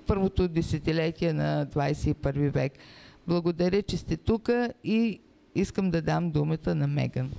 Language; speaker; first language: Bulgarian; native; Bulgarian